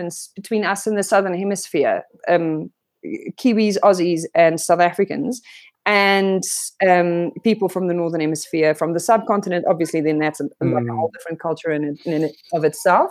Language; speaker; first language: English; non-native, local second language; Afrikaans